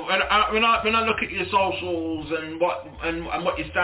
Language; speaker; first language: English; native; English